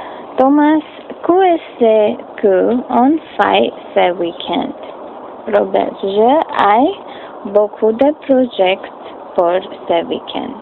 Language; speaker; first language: French; non-native, learner; English